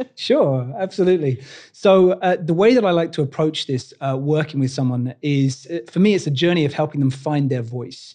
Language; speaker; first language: English; native; English